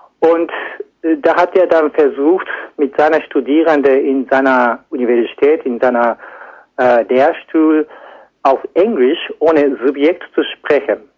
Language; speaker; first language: German; non-native, fluent; Japanese